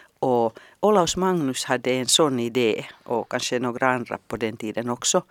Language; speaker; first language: Swedish; non-native, fluent; Finnish